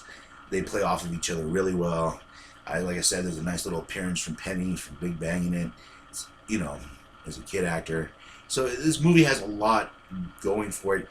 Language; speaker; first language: English; native; English